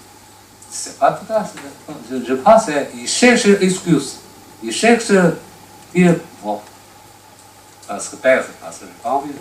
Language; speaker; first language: French; non-native, learner; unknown